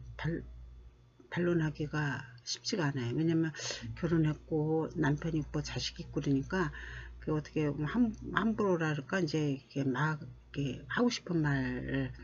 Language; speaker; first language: Korean; native; Korean